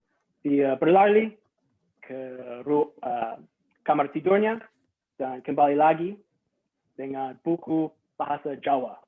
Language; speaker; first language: Indonesian; non-native, fluent; English